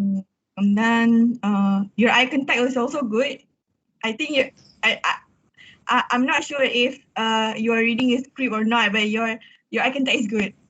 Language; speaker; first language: English; non-native, local second language; Malay